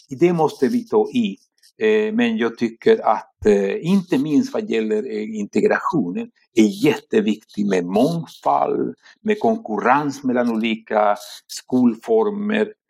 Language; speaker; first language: Swedish; non-native, fluent; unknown